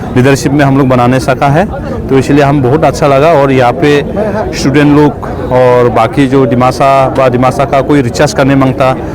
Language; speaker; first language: Hindi; non-native, local second language; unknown